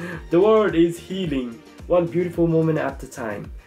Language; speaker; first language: English; non-native, fluent; Japanese